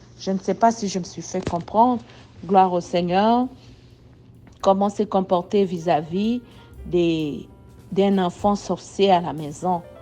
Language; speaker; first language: French; non-native, local second language; Lingala